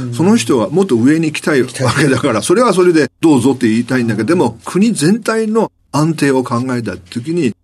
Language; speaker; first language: Japanese; non-native, fluent; Chinese